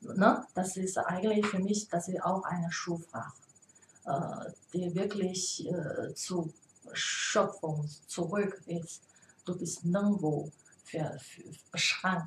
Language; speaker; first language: German; non-native, learner; Chinese